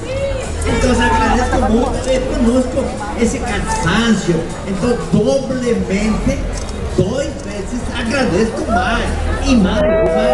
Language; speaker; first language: Portuguese; non-native, learner; Spanish